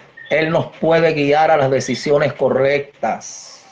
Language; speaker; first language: Spanish; native; Spanish